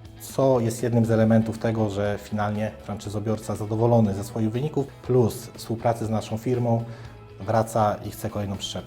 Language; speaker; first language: Polish; native; Polish